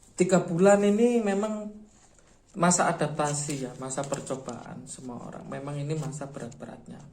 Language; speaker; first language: Indonesian; native; Indonesian